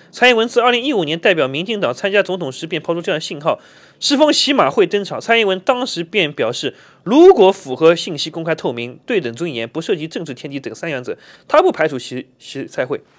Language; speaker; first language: Chinese; native; Chinese